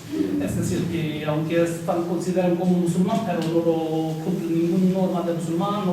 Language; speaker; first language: Spanish; non-native, fluent; Kurdish